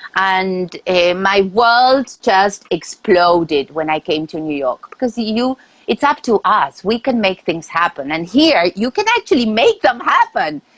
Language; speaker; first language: English; non-native, fluent; Spanish